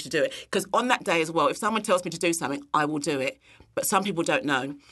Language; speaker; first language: English; native; English